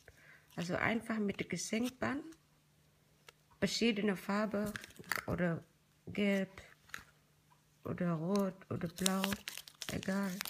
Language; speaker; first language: German; non-native, learner; Indonesian